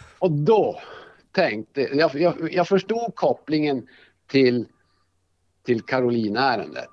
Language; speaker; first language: Swedish; native; Swedish